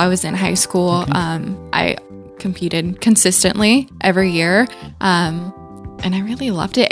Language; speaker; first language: English; native; English